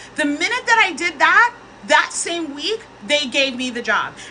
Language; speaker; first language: English; native; English